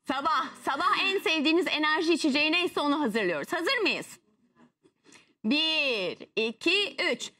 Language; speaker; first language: Turkish; native; Turkish